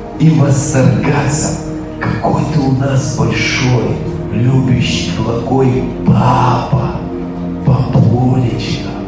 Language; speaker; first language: Russian; native; Russian